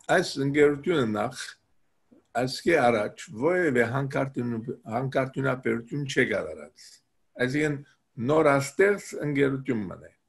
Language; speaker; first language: Armenian; native; Armenian